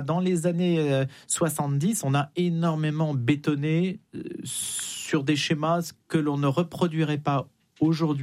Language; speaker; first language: French; native; French